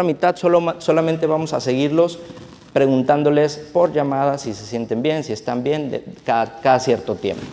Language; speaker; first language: Spanish; native; Spanish